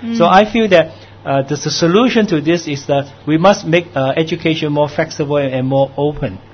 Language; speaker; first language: English; non-native, local second language; Cantonese